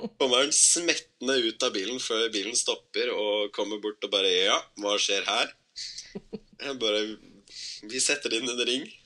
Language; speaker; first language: Norwegian; early bilingual, other home language; Spanish